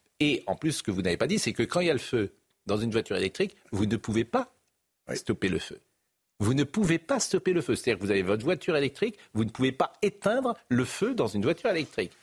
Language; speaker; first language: French; native; French